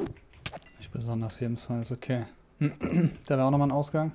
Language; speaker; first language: German; native; German